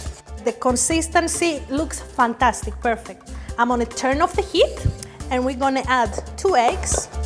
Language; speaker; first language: English; non-native, fluent; Greek